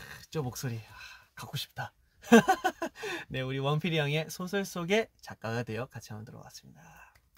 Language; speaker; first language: Korean; early bilingual, heritage; Korean